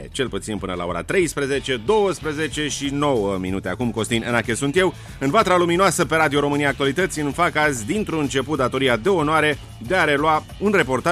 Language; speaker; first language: Romanian; native; Romanian